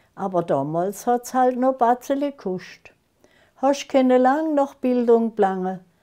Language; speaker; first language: German; non-native, local second language; Swiss German